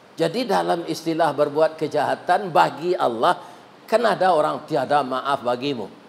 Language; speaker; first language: Malay; non-native, local second language; Minangkabau